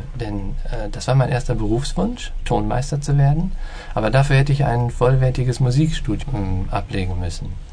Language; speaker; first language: German; native; German